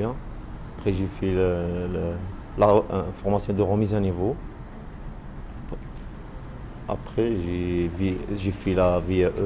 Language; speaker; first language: French; non-native, learner; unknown